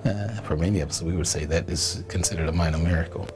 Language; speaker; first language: English; native; English